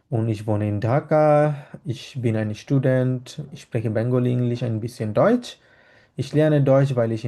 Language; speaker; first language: German; non-native, fluent; Bangla